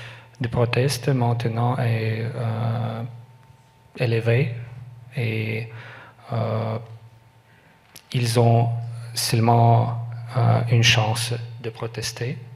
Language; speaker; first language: French; non-native, learner; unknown